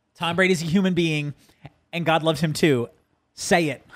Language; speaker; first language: English; native; English